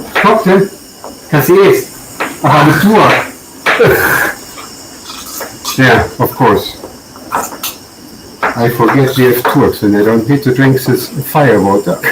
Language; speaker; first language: English; non-native, learner; German